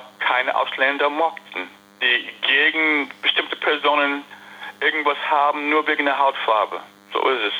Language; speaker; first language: German; non-native, fluent; English